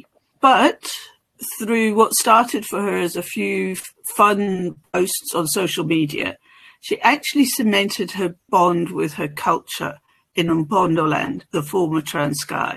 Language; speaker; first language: English; native; English